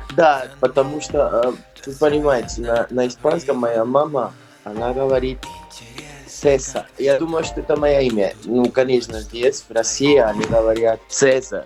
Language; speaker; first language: Russian; non-native, fluent; Spanish